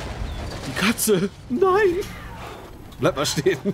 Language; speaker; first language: German; native; German